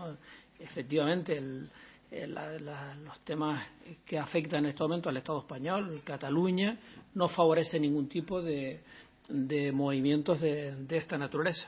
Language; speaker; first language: Spanish; native; Spanish